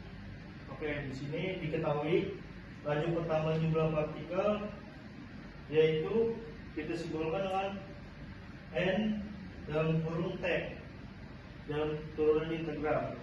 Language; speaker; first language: Indonesian; native; Indonesian